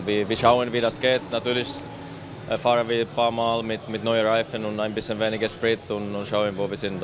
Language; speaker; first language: German; non-native, fluent; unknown